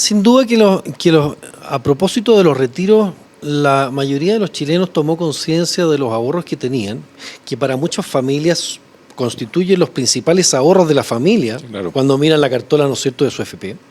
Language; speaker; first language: Spanish; native; Spanish